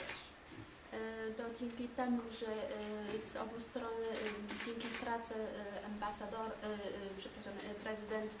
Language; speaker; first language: Polish; non-native, learner; Chinese